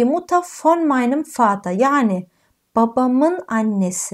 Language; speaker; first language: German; non-native, fluent; Turkish